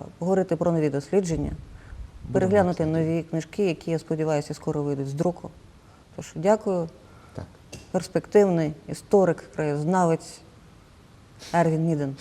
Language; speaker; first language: Ukrainian; native; Ukrainian